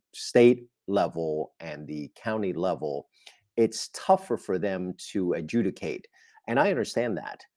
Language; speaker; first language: English; non-native, fluent; Vietnamese